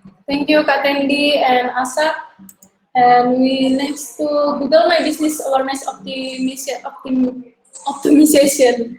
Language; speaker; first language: English; non-native, learner; Indonesian